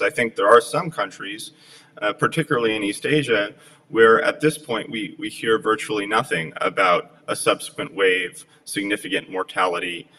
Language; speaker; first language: English; early bilingual, other home language; Polish